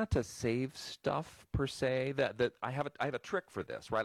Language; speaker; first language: English; native; English